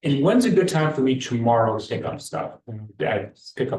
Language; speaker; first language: English; native; English